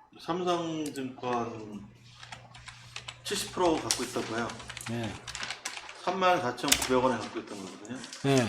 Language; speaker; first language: Korean; native; Korean